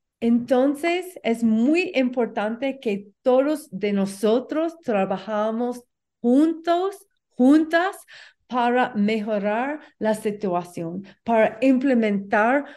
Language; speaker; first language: Spanish; non-native, learner; English